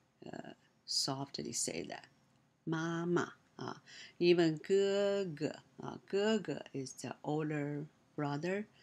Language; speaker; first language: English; non-native, learner; Chinese